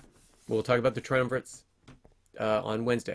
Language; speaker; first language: English; native; English